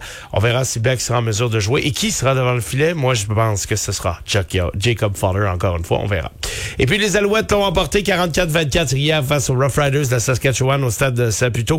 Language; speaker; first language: French; native; French